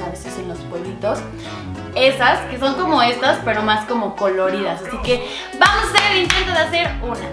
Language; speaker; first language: Spanish; native; Spanish